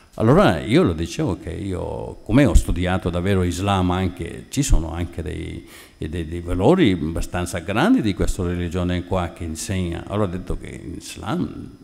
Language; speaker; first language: Italian; non-native, fluent; Urdu